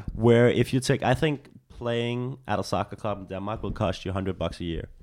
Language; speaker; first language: English; non-native, fluent; Danish